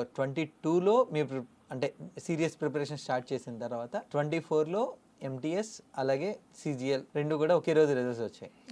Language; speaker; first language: Telugu; native; Telugu